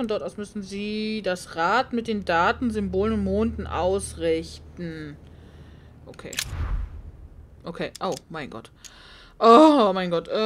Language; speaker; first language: German; native; German